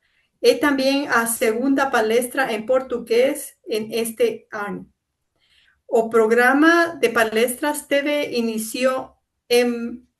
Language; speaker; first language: Portuguese; non-native, fluent; Spanish